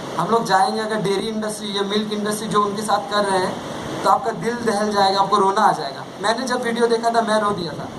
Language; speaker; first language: Hindi; non-native, local second language; Bangla